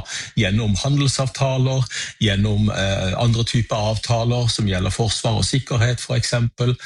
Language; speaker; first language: Norwegian; native; Norwegian